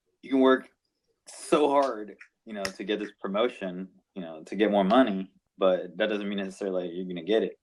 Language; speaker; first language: English; non-native, local second language; Spanish